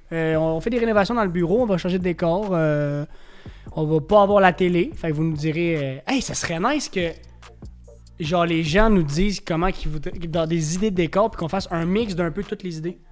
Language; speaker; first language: French; native; French